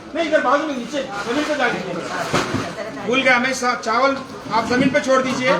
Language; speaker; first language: Hindi; non-native, local second language; Telugu